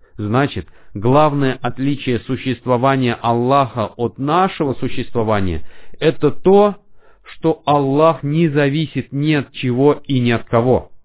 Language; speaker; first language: Russian; non-native, fluent; Arabic